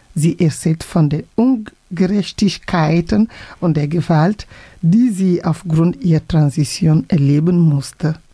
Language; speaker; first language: German; non-native, fluent; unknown